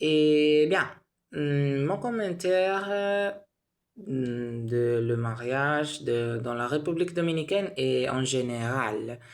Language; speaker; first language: French; non-native, learner; Spanish